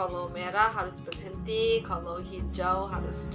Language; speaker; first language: Indonesian; non-native, fluent; English